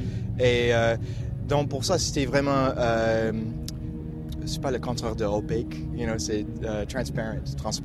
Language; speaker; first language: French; non-native, local second language; English